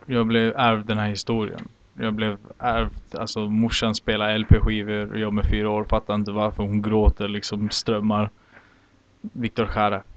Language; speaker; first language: Swedish; native; Swedish